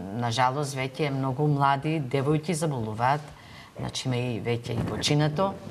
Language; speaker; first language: Macedonian; native; Macedonian